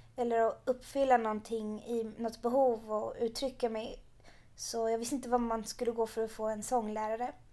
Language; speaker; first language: Swedish; early bilingual, other home language; Persian